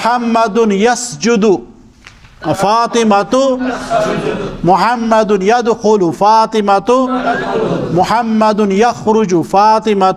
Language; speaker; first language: Arabic; non-native, fluent; Urdu